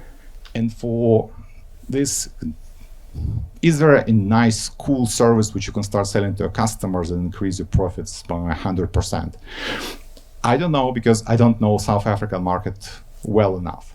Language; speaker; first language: English; non-native, fluent; Ukrainian